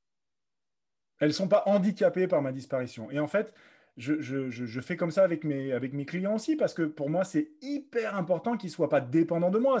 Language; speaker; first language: French; native; French